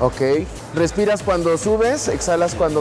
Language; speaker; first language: Spanish; native; Spanish